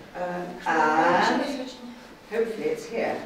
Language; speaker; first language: English; non-native, learner; Russian